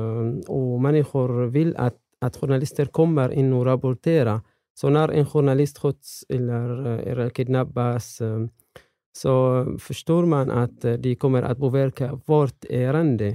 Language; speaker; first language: Swedish; non-native, fluent; Arabic